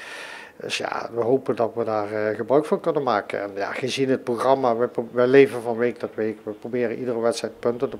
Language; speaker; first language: Dutch; native; Dutch